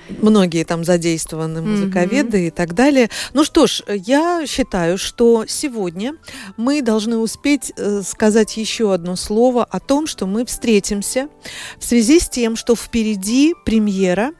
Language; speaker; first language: Russian; native; Russian